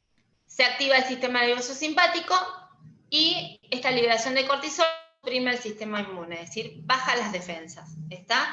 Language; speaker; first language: Spanish; native; Spanish